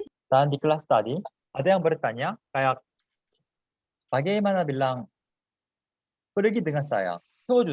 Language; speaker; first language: Indonesian; non-native, fluent; Korean